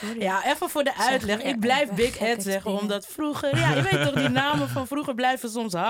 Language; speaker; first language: Dutch; native; Dutch